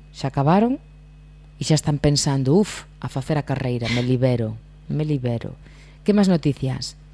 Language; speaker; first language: Galician; native; Galician